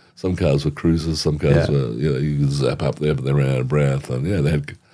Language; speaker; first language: English; native; English